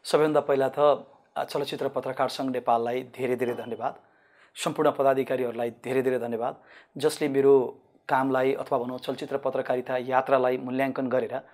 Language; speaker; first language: Nepali; native; Nepali